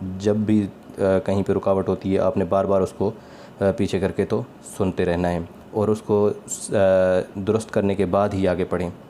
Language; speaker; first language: Urdu; non-native, local second language; Sindhi